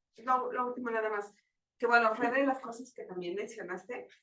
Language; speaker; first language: Spanish; native; Spanish